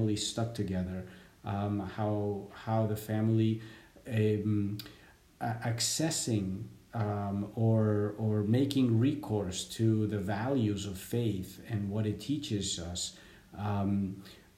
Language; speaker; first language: English; native; English